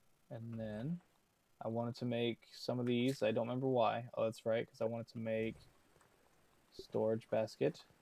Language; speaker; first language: English; early bilingual, other home language; Japanese